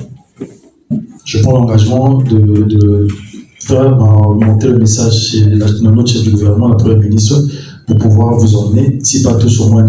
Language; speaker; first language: French; non-native, local second language; Lingala